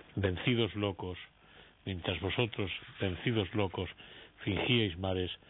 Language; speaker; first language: Spanish; native; Spanish